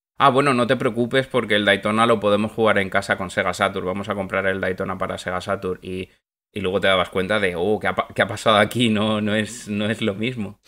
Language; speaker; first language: Spanish; native; Spanish